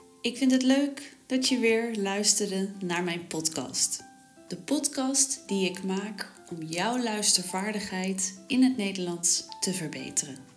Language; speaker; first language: Dutch; native; Dutch